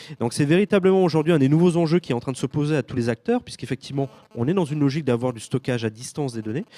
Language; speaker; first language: French; native; French